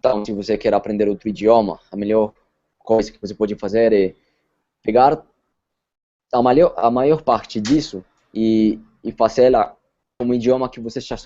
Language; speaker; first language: Portuguese; non-native, fluent; Spanish